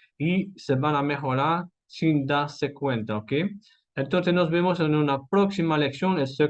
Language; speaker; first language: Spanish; non-native, fluent; French